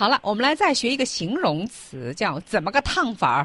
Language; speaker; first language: Chinese; native; Chinese